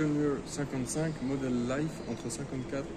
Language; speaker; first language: French; native; French